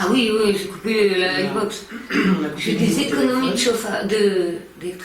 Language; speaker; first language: French; native; French